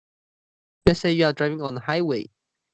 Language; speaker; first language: English; non-native, learner; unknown